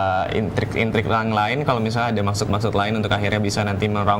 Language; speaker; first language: Indonesian; native; Indonesian